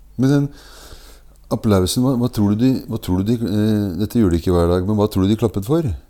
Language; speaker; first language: Norwegian; native; Norwegian